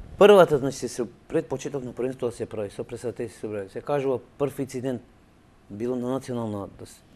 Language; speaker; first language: Macedonian; non-native, local second language; Albanian